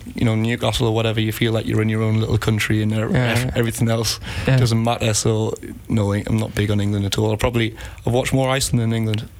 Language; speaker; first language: English; native; English